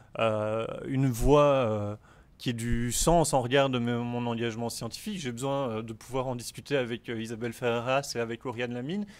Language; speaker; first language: French; native; French